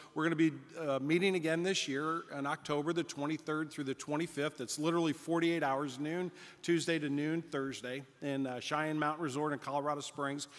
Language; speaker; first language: English; native; English